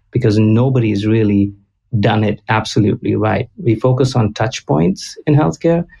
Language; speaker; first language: English; non-native, local second language; Konkani